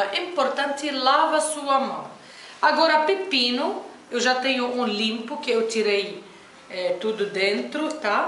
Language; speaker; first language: Portuguese; non-native, fluent; Arabic